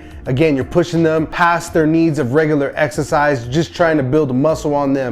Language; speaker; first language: English; native; English